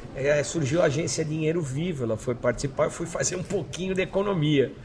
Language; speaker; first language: Portuguese; native; Portuguese